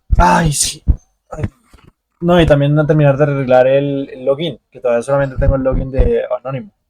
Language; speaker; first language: Spanish; native; Spanish